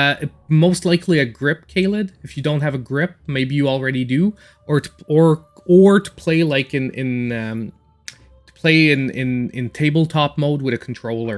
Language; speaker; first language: English; native; English